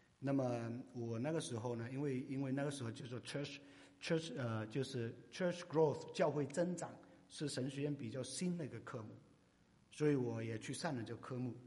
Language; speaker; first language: Chinese; non-native, local second language; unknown